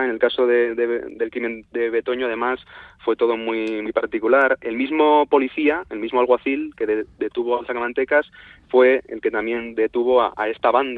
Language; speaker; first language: Spanish; native; Spanish